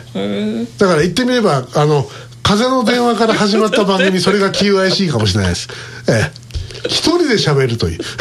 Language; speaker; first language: Japanese; native; Japanese